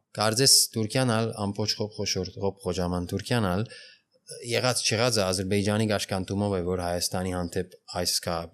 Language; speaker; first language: Armenian; early bilingual, heritage; Armenian